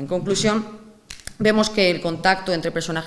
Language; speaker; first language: Spanish; native; Spanish